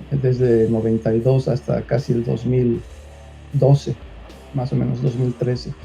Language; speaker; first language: Spanish; native; Spanish